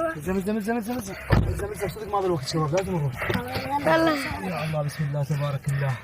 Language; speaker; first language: Arabic; native; Arabic